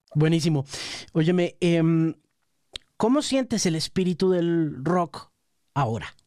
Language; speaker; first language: Spanish; native; Spanish